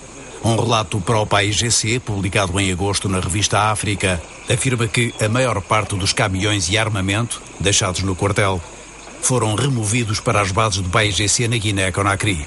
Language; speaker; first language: Portuguese; native; Portuguese